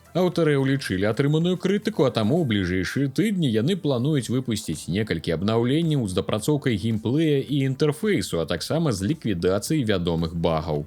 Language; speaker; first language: Belarusian; native; Belarusian